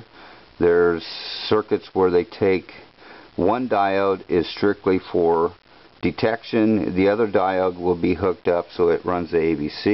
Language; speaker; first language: English; native; English